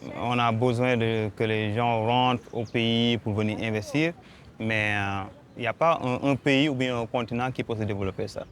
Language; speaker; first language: French; non-native, local second language; Wolof